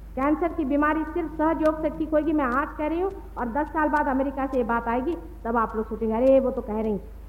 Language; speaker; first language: Hindi; non-native, local second language; Marathi